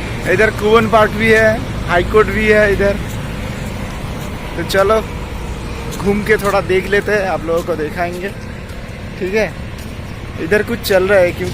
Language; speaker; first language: Hindi; non-native, local second language; Bangla